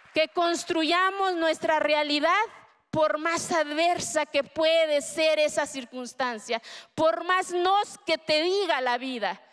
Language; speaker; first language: Spanish; early bilingual, other home language; Zapotec